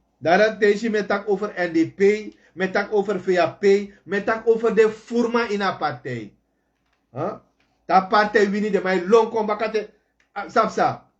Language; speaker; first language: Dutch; native; Dutch